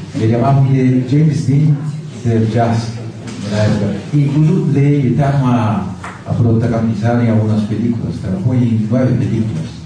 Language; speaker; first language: Spanish; non-native, fluent; Portuguese